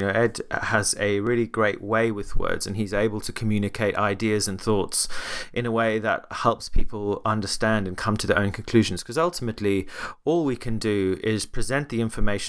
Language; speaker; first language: English; native; English